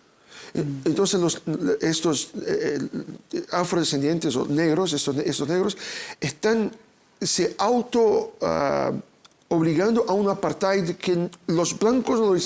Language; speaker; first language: Spanish; non-native, fluent; Portuguese